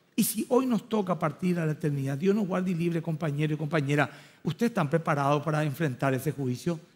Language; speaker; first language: Spanish; native; Spanish